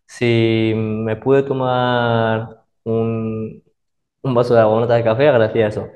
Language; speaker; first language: Spanish; early bilingual, other home language; Arabic